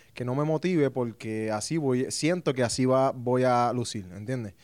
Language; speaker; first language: Spanish; native; Spanish